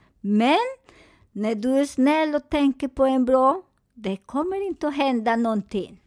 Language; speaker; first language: Swedish; non-native, fluent; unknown